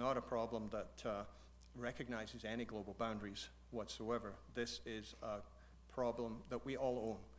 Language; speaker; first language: English; native; English